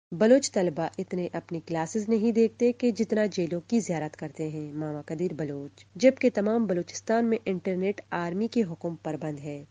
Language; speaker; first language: Urdu; non-native, local second language; Baluchi